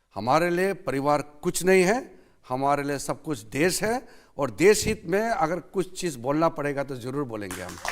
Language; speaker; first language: Hindi; non-native, local second language; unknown